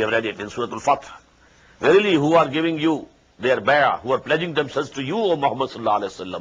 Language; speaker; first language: English; non-native, local second language; Urdu